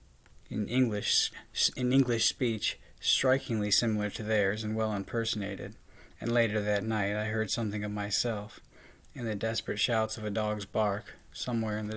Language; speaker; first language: English; native; English